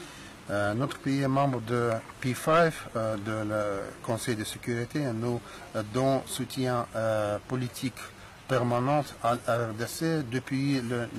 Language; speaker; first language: French; non-native, learner; Russian